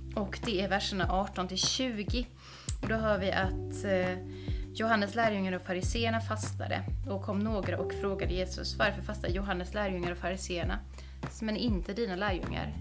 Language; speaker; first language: Swedish; native; Swedish